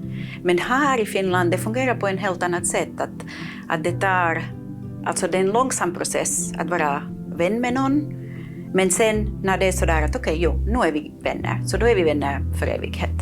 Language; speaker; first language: Swedish; non-native, fluent; Catalan